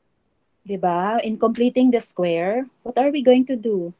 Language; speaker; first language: English; non-native, local second language; Filipino